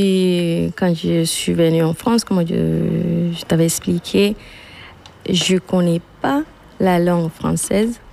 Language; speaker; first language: French; non-native, fluent; Spanish